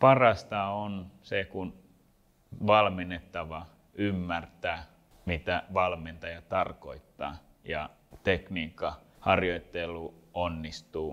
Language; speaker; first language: Finnish; non-native, fluent; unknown